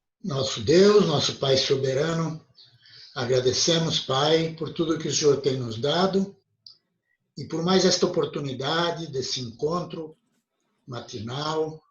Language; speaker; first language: Portuguese; native; Portuguese